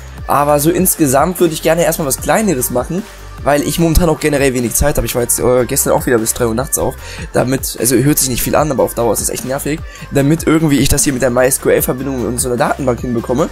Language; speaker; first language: German; native; German